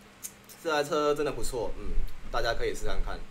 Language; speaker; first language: Chinese; native; Chinese